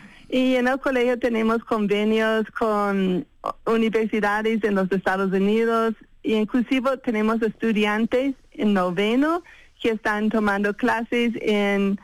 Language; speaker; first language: Spanish; non-native, fluent; English